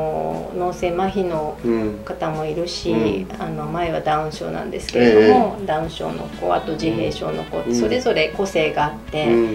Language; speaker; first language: Japanese; native; Japanese